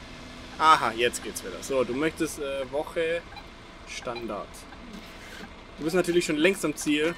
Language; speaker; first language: German; native; German